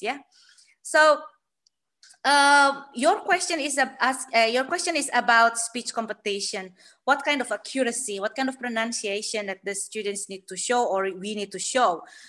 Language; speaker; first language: English; non-native, fluent; Sundanese